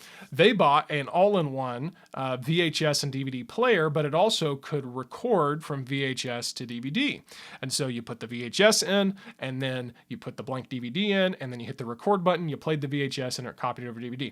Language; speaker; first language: English; native; English